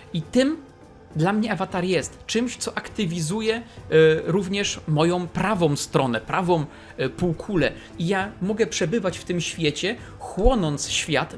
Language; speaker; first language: Polish; native; Polish